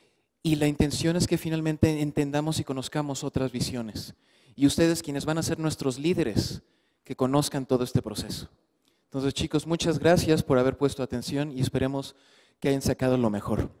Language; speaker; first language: Spanish; native; Spanish